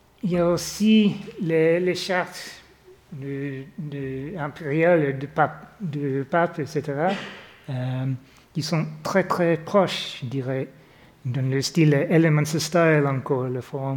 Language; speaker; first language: French; non-native, fluent; English